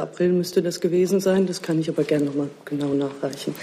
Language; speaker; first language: German; native; German